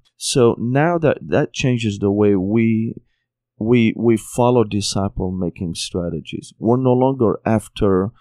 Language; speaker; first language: English; non-native, fluent; Arabic